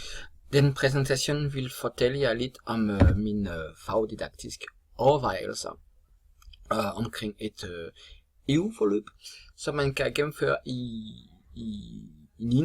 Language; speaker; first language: Danish; non-native, fluent; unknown